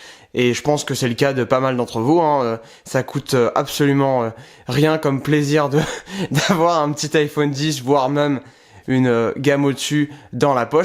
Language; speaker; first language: French; native; French